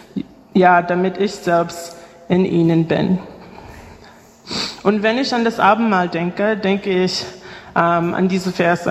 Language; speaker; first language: German; non-native, fluent; English